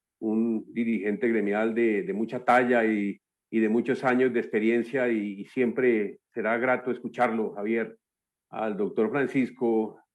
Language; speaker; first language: Spanish; native; Spanish